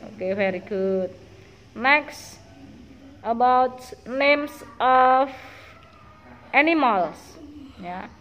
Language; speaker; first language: English; non-native, learner; Indonesian